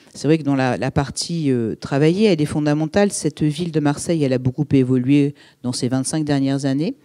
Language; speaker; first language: French; native; French